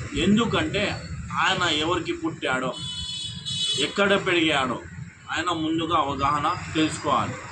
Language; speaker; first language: Telugu; non-native, local second language; Urdu